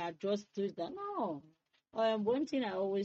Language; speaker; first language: English; non-native, local second language; Krio